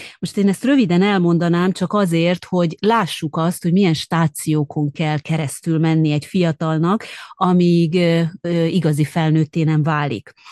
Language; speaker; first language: Hungarian; native; Hungarian